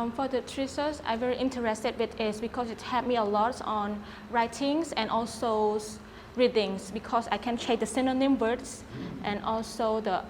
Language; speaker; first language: English; non-native, learner; Khmer